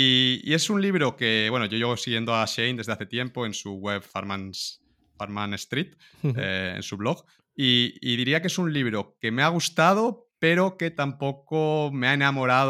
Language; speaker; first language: Spanish; native; Spanish